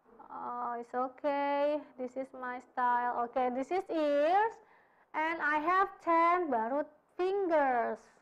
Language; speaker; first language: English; non-native, fluent; Indonesian